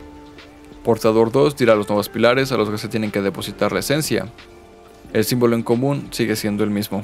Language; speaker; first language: Spanish; native; Spanish